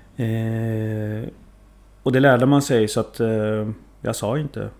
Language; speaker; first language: Swedish; early bilingual, other home language; Thai